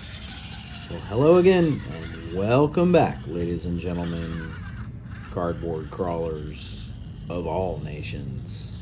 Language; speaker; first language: English; native; English